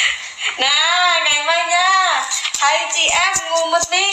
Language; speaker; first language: Vietnamese; non-native, learner; Javanese